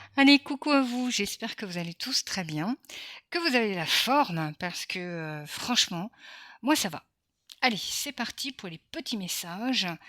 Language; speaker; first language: French; early bilingual, other home language; Portuguese